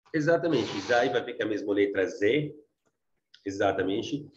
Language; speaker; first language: Portuguese; non-native, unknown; Arabic